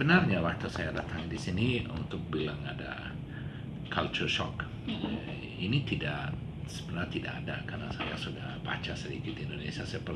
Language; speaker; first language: Indonesian; non-native, learner; Swedish